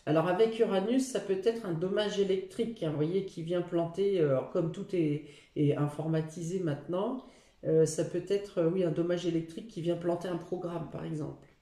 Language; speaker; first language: French; native; French